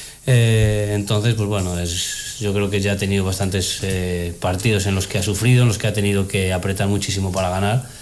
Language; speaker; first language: Spanish; native; Spanish